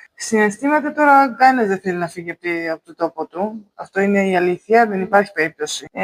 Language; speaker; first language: Greek; non-native, fluent; Georgian